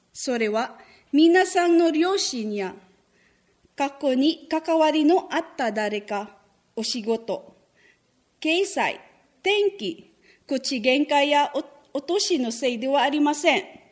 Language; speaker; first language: Japanese; non-native, fluent; Filipino